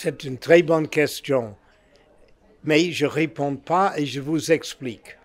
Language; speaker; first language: French; non-native, fluent; English